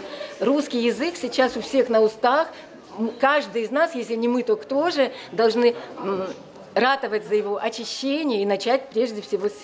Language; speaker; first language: Russian; native; Russian